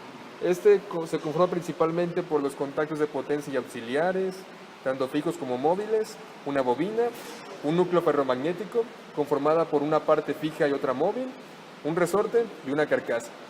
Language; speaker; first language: Spanish; native; Spanish